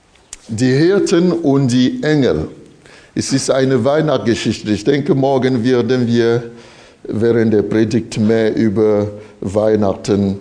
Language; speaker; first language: German; non-native, fluent; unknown